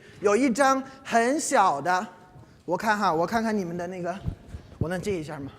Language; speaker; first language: Chinese; non-native, fluent; English